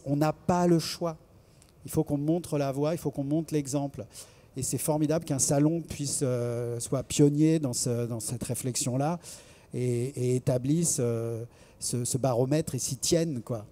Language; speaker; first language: French; native; French